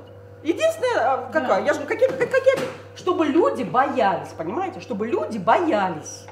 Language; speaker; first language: Russian; native; Russian